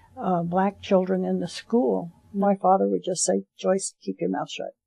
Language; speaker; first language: English; native; English